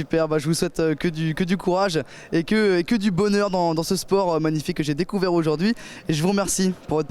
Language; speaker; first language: French; native; French